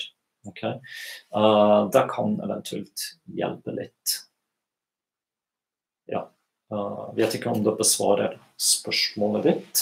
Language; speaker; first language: Norwegian; non-native, fluent; German